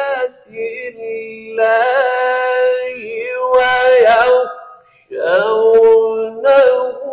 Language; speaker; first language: Arabic; native; Arabic